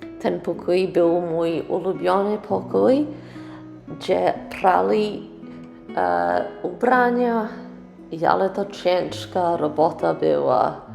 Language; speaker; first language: Polish; early bilingual, heritage; English